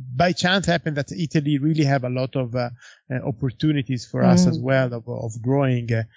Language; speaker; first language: English; non-native, fluent; Italian